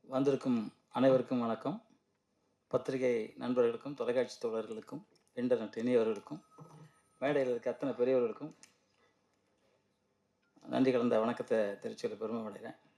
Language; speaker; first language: Tamil; native; Tamil